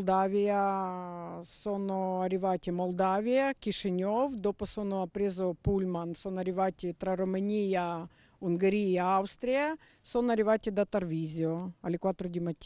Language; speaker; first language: Italian; non-native, learner; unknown